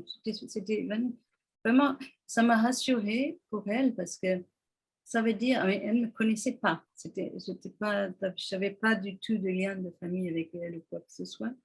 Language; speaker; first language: French; non-native, fluent; English